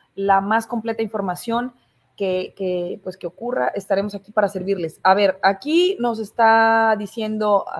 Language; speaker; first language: Spanish; native; Spanish